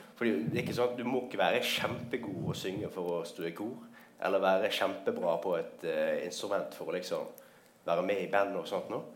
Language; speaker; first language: Norwegian; native; Norwegian